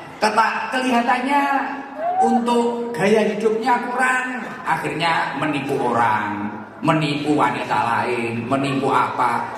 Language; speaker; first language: Indonesian; native; Indonesian